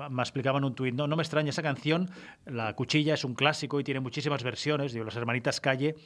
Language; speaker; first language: Spanish; non-native, local second language; Catalan